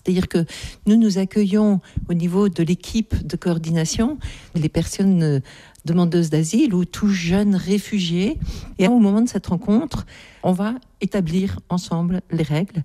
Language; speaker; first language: French; native; French